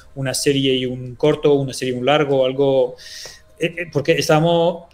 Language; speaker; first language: Spanish; early bilingual, other home language; French